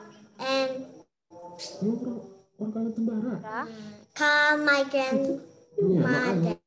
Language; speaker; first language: English; non-native, learner; Indonesian